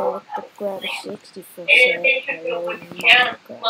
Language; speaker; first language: English; native; English